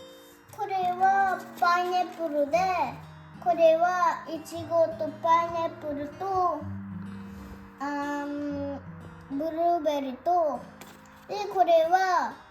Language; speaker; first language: Japanese; non-native, learner; Mizo